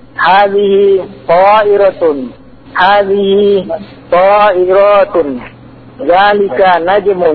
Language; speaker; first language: Arabic; non-native, learner; Indonesian